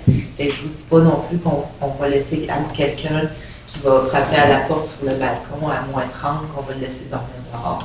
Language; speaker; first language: French; native; French